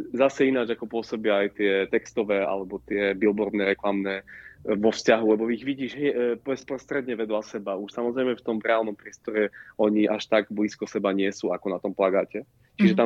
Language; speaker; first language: Slovak; native; Slovak